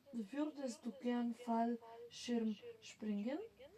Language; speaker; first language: German; non-native, fluent; Macedonian